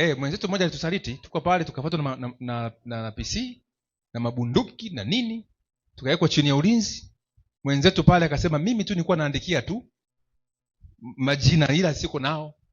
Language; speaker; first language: Swahili; native; Swahili